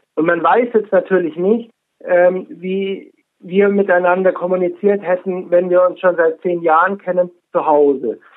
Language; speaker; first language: German; native; German